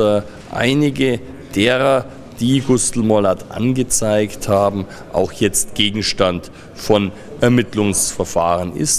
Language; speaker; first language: German; native; German